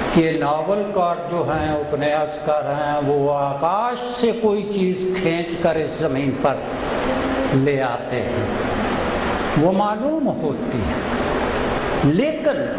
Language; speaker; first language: Hindi; non-native, local second language; Punjabi